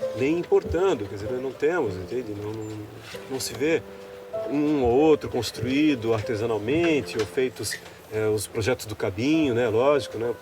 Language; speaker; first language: Portuguese; native; Portuguese